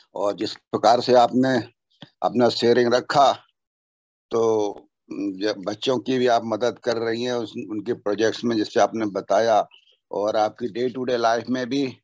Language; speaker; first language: Hindi; native; Hindi